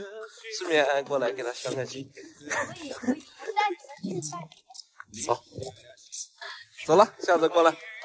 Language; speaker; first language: Chinese; native; Chinese